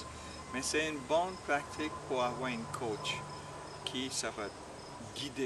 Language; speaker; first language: French; non-native, learner; English